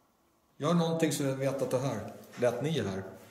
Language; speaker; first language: Swedish; native; Swedish